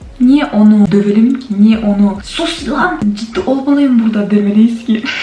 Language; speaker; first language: Turkish; non-native, fluent; Kyrgyz